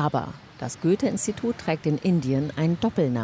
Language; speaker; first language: German; native; German